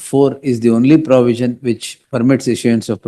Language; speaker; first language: English; non-native, local second language; Kannada